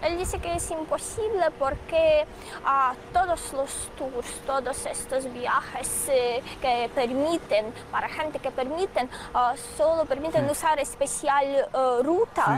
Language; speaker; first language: Spanish; non-native, learner; Ukrainian